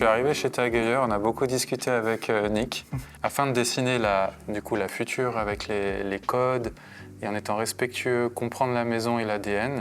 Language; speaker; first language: French; native; French